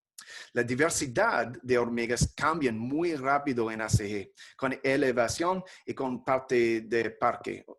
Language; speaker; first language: Spanish; non-native, fluent; English